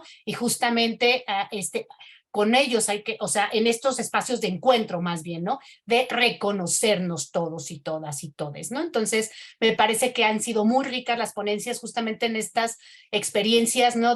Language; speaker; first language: Spanish; native; Spanish